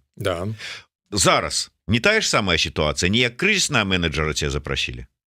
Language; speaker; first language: Belarusian; native; Belarusian